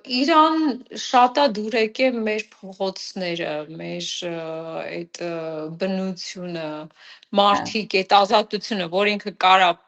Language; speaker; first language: Armenian; native; Armenian